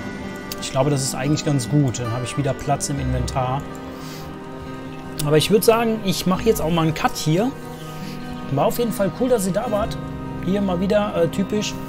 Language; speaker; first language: German; native; German